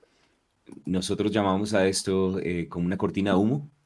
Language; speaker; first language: Spanish; native; Spanish